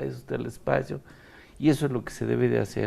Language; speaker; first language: Spanish; native; Spanish